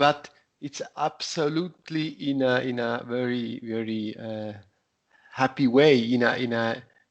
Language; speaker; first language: English; non-native, learner; Italian